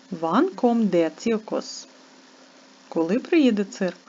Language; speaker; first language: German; non-native, fluent; Ukrainian